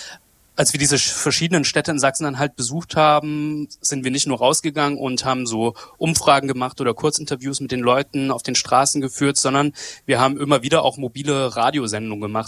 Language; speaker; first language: German; native; German